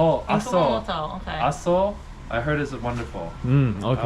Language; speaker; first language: English; non-native, learner; Korean